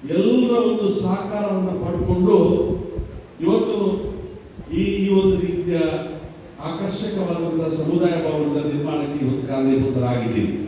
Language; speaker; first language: Kannada; native; Kannada